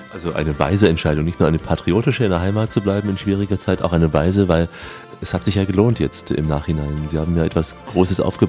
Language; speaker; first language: German; native; German